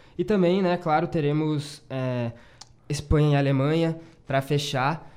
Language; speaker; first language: Portuguese; native; Portuguese